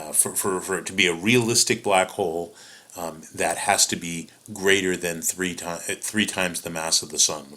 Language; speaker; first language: English; native; English